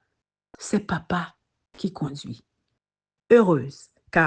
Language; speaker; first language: French; non-native, local second language; Haitian Creole